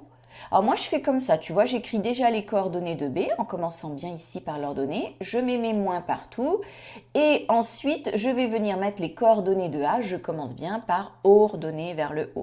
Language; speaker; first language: French; native; French